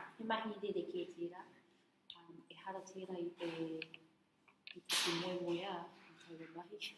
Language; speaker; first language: Māori; non-native, learner; English